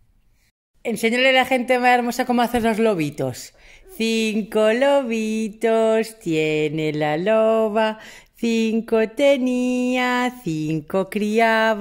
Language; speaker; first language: Spanish; native; Spanish